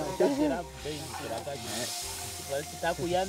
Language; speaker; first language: Portuguese; native; Portuguese